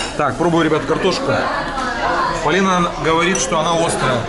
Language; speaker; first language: Russian; native; Russian